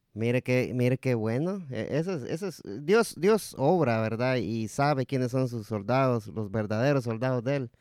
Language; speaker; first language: Spanish; native; Spanish